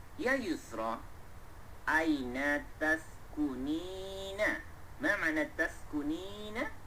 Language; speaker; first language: Arabic; non-native, fluent; Malay